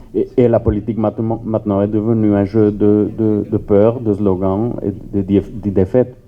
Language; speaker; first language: French; non-native, fluent; Spanish